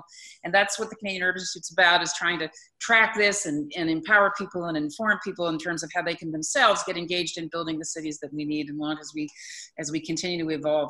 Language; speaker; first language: English; native; English